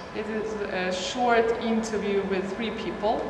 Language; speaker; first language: English; non-native, fluent; Russian